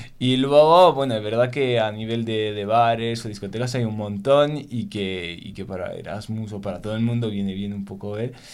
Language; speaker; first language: Spanish; non-native, fluent; French